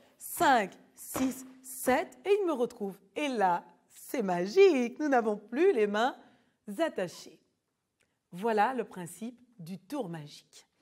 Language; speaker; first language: French; native; French